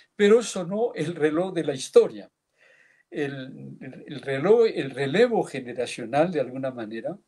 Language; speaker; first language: Spanish; early bilingual, heritage; Basque